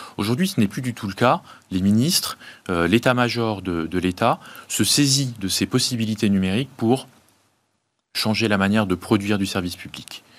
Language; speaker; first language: French; native; French